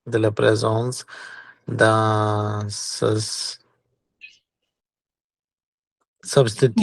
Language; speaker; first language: French; non-native, learner; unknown